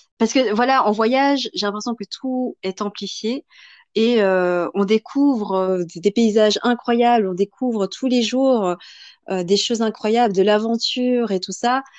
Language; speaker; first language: French; early bilingual, other home language; Vietnamese